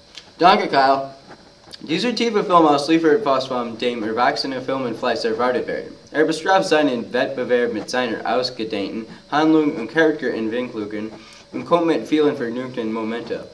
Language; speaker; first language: German; non-native, learner; English